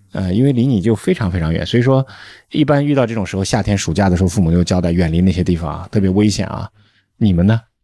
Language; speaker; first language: Chinese; native; Chinese